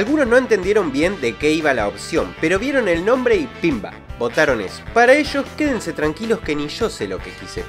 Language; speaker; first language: Spanish; native; Spanish